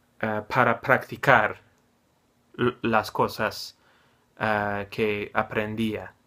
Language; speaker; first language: Spanish; non-native, learner; English